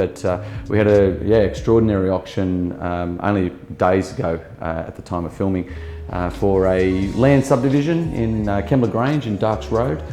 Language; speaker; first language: English; native; English